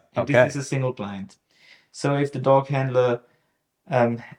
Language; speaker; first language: English; non-native, fluent; German